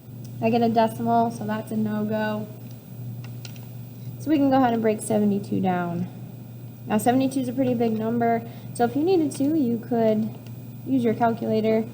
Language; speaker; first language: English; native; English